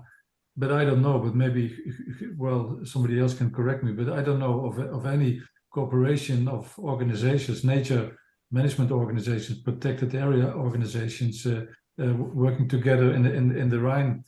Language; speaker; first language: English; non-native, fluent; Dutch